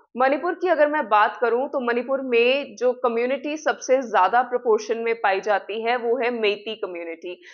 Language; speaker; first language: Hindi; non-native, local second language; Punjabi